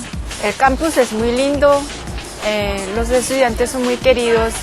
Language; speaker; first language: Spanish; non-native, learner; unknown